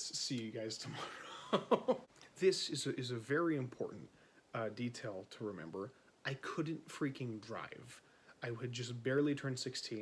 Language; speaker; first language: English; native; English